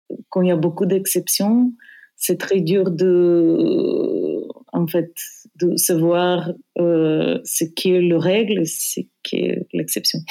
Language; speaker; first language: French; non-native, fluent; Bulgarian